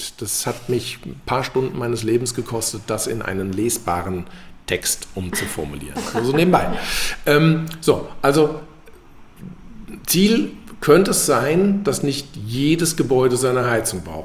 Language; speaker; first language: German; native; German